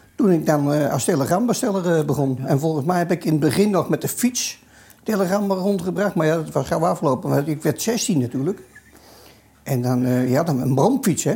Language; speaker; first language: Dutch; native; Dutch